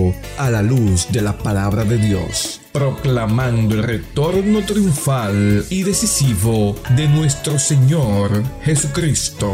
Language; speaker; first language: Spanish; native; Spanish